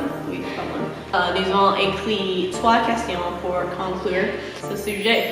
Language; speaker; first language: French; non-native, learner; English